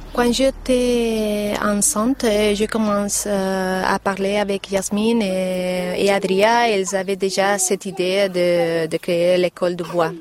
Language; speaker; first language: French; non-native, learner; Catalan